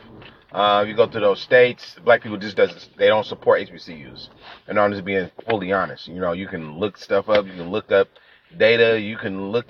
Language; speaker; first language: English; native; English